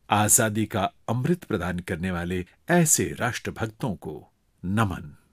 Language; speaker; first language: Hindi; native; Hindi